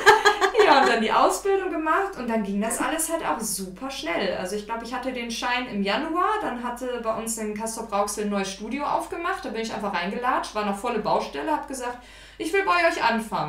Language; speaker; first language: German; native; German